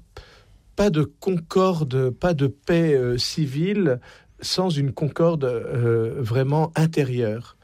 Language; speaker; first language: French; native; French